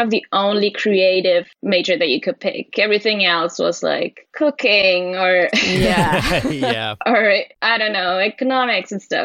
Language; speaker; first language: English; non-native, fluent; German